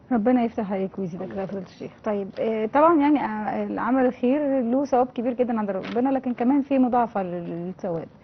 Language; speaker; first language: Arabic; native; Arabic